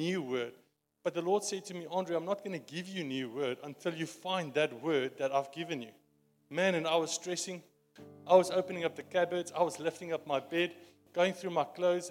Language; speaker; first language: English; non-native, local second language; Afrikaans